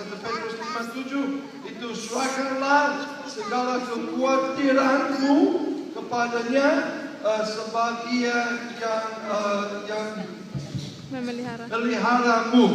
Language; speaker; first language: Indonesian; non-native, learner; English